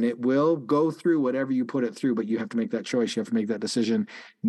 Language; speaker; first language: English; native; English